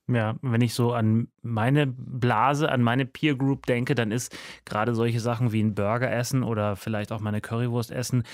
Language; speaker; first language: German; native; German